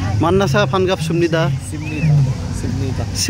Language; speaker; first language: Korean; non-native, learner; Bangla